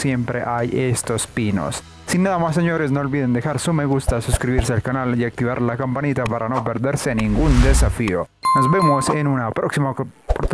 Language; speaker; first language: Spanish; native; Spanish